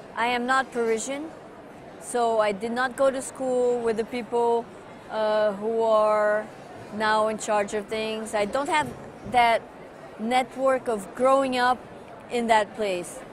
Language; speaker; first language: English; non-native, fluent; Portuguese